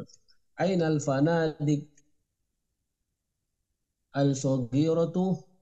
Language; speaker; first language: Arabic; non-native, learner; Indonesian